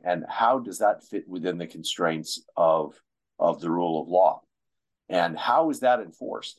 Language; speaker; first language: English; native; English